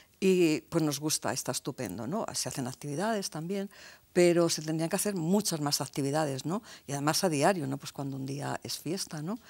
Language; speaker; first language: Spanish; native; Spanish